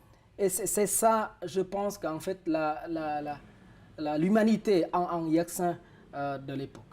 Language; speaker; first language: French; non-native, fluent; Vietnamese